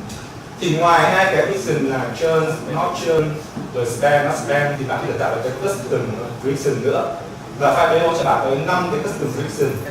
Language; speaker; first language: Vietnamese; native; Vietnamese